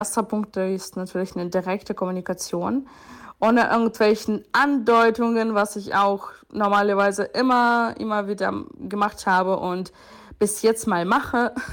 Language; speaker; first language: German; non-native, fluent; Ukrainian